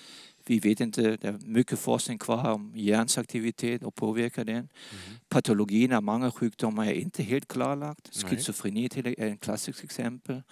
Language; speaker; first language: Swedish; non-native, fluent; Danish